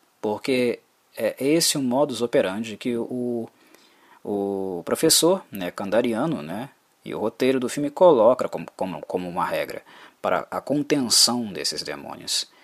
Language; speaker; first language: Portuguese; native; Portuguese